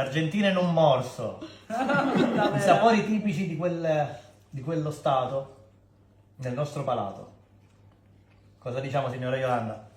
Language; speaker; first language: Italian; native; Italian